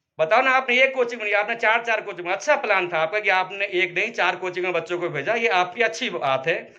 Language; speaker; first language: Hindi; native; Hindi